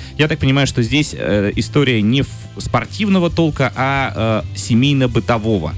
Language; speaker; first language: Russian; native; Russian